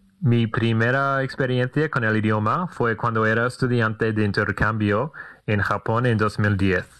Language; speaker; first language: Spanish; non-native, fluent; English